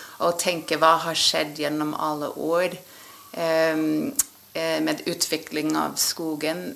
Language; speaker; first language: Norwegian; non-native, fluent; English